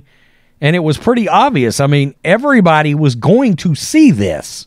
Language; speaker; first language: English; native; English